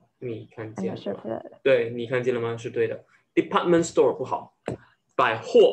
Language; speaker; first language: Chinese; non-native, learner; English